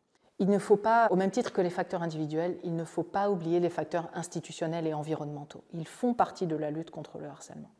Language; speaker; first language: French; native; French